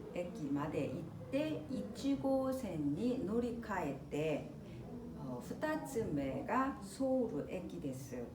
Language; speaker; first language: Japanese; non-native, fluent; Korean